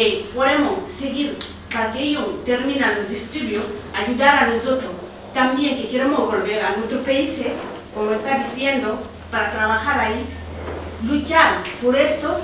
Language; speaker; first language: Spanish; non-native, learner; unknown